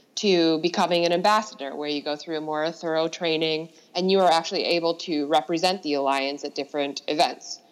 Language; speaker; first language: English; native; English